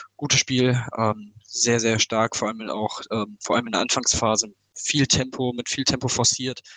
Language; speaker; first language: German; native; German